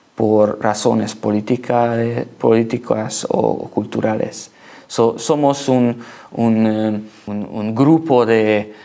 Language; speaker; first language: Spanish; non-native, learner; Hungarian